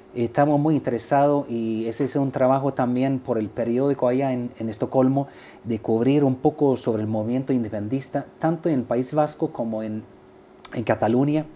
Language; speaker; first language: Spanish; non-native, fluent; Swedish